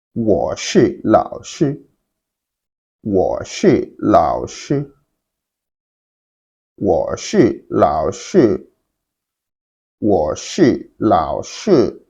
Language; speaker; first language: Chinese; non-native, fluent; Wolof